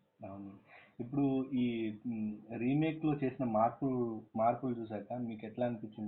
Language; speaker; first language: Telugu; native; Telugu